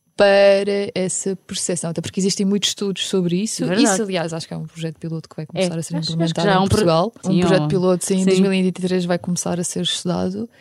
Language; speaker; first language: Portuguese; early bilingual, other home language; Ukrainian